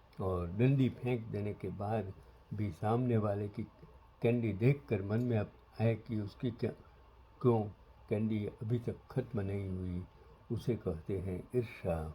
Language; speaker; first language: Hindi; non-native, local second language; Gujarati